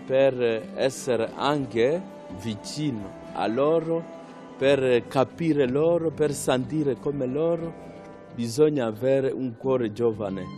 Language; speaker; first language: Italian; non-native, fluent; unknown